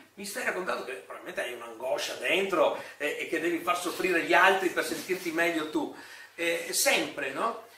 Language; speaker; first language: Italian; native; Italian